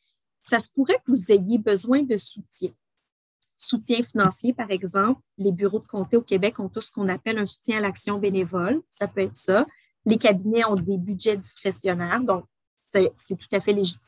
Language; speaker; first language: French; native; French